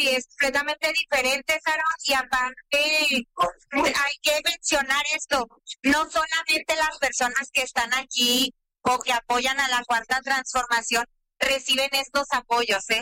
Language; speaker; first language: Spanish; native; Spanish